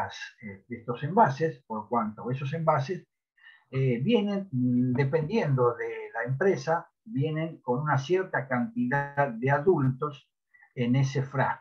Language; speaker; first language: Spanish; native; Spanish